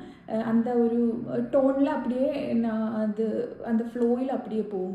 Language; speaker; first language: Tamil; non-native, learner; Malayalam